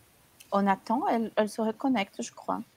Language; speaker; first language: French; non-native, fluent; Portuguese